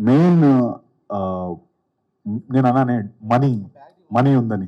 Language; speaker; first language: Telugu; native; Telugu